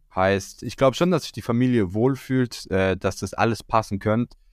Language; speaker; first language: German; early bilingual, other home language; Croatian